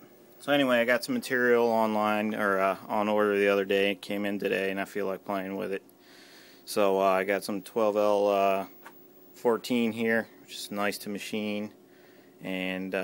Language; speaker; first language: English; native; English